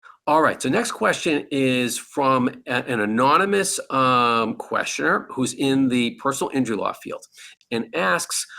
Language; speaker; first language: English; native; English